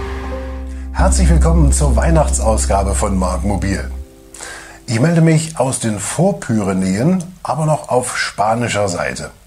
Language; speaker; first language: German; native; German